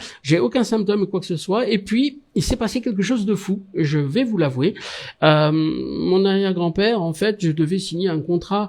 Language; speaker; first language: French; native; French